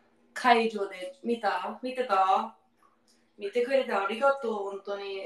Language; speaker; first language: Japanese; non-native, learner; English